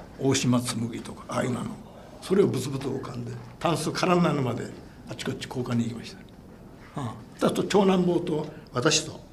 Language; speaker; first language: Japanese; non-native, fluent; English